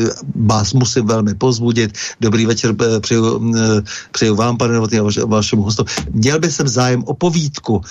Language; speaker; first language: Czech; native; Czech